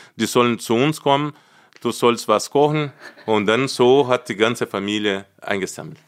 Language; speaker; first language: German; non-native, fluent; Portuguese